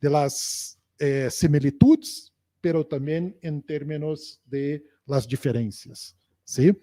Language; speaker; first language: Spanish; non-native, fluent; Portuguese